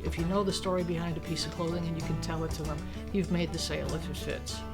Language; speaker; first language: English; native; English